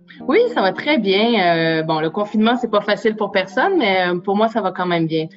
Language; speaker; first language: French; native; French